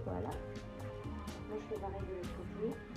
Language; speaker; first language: French; native; French